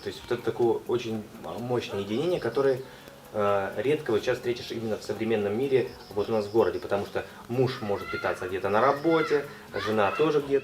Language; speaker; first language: Russian; native; Russian